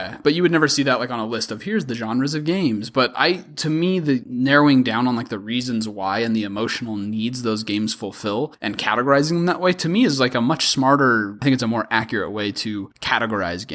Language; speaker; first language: English; native; English